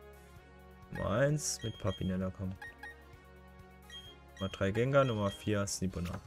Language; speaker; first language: German; native; German